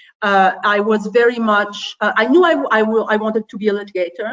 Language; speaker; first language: English; non-native, fluent; French